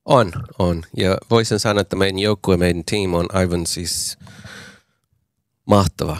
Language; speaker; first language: Finnish; non-native, learner; English